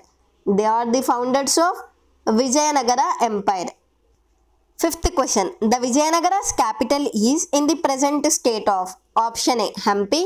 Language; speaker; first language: English; non-native, local second language; Telugu